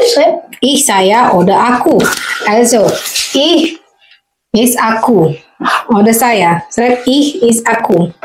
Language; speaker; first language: German; non-native, learner; Indonesian